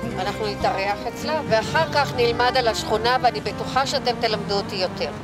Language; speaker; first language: Hebrew; native; Hebrew